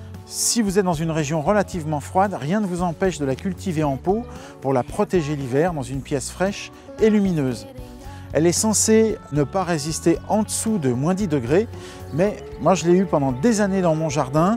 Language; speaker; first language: French; native; French